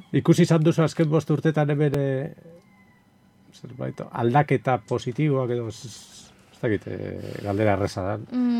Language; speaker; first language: Basque; native; Basque